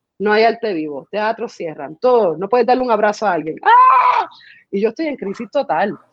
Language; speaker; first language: Spanish; early bilingual, other home language; English